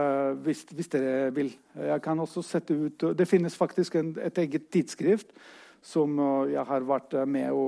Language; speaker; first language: Norwegian; non-native, fluent; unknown